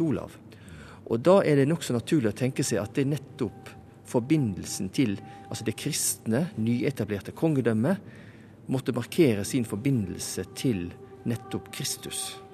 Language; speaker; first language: Norwegian; native; Norwegian